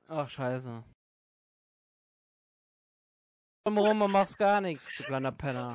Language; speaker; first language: German; native; German